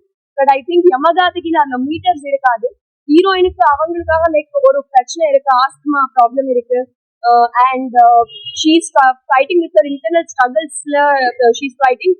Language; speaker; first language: Tamil; non-native, fluent; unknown